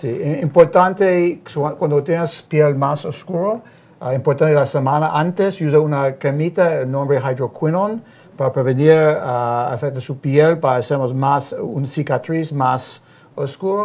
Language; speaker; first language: Spanish; non-native, learner; English